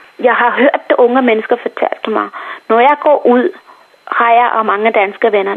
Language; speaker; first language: Danish; non-native, fluent; Tamil